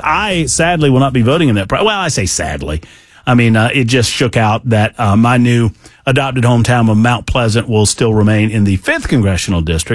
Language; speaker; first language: English; native; English